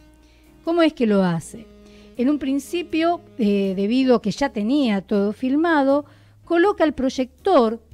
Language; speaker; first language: Spanish; native; Spanish